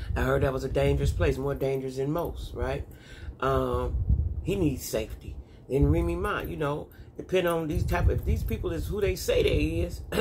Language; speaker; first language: English; native; English